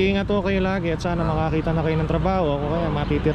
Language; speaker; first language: Filipino; native; Filipino